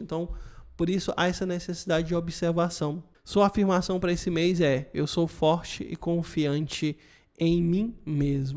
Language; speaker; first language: Portuguese; native; Portuguese